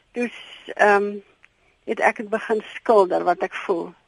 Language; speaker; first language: Afrikaans; native; Afrikaans